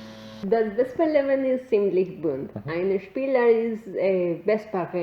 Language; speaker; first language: German; non-native, learner; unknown